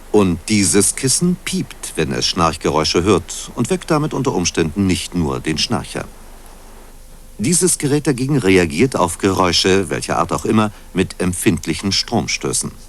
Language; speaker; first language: German; native; German